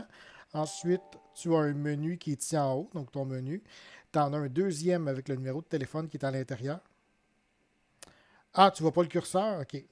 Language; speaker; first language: French; native; French